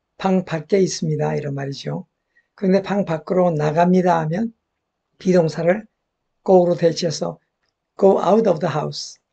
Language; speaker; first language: Korean; native; Korean